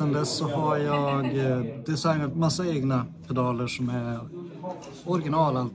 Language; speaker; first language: Swedish; native; Swedish